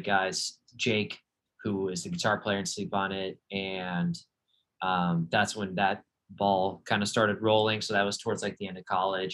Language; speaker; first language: English; native; English